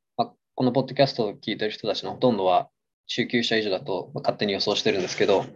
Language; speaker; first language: Japanese; native; Japanese